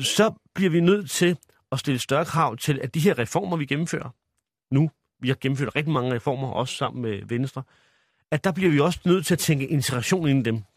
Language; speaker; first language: Danish; early bilingual, other home language; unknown